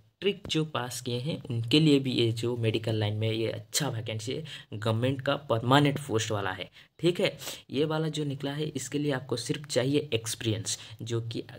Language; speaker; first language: Hindi; non-native, local second language; Odia